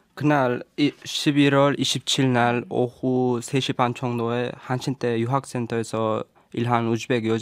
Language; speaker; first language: Korean; non-native, learner; Uzbek